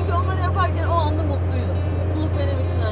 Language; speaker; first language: Turkish; native; Turkish